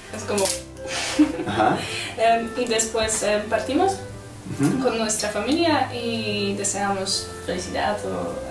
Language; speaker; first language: Spanish; non-native, fluent; Polish